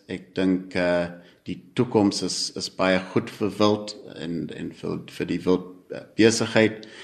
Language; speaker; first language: Afrikaans; non-native, local second language; English